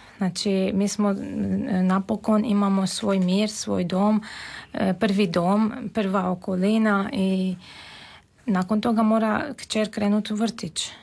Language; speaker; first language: Serbian; non-native, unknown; Armenian